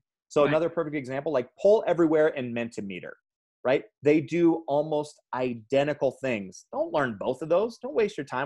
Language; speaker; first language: English; native; English